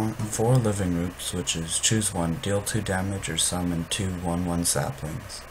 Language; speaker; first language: English; native; English